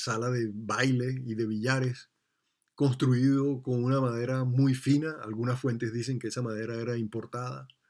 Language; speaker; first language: Spanish; native; Spanish